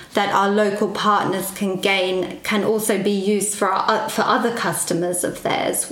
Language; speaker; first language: English; native; English